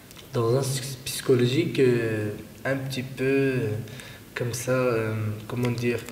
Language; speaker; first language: French; non-native, fluent; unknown